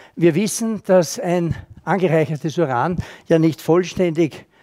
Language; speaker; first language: German; native; German